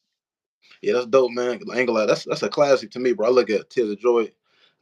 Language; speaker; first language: English; native; English